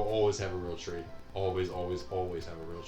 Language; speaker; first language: English; native; English